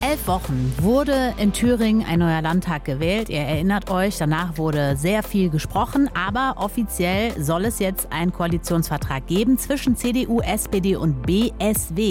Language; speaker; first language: German; native; German